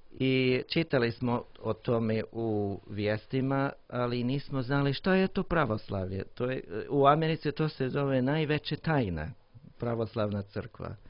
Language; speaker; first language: Croatian; non-native, learner; English